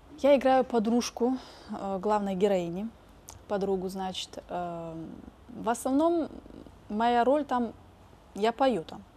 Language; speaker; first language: Russian; non-native, local second language; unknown